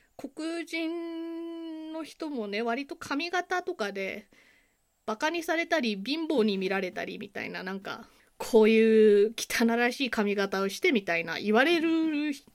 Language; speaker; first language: Japanese; native; Japanese